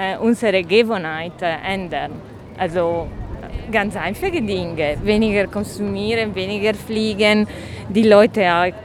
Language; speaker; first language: German; non-native, fluent; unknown